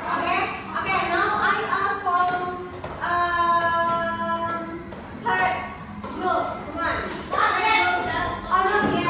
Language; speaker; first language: English; non-native, learner; Indonesian